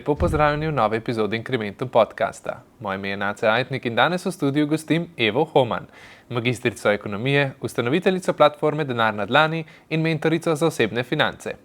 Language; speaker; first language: Slovenian; native; Slovenian